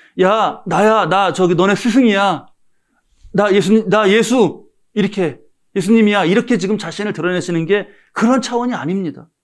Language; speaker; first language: Korean; native; Korean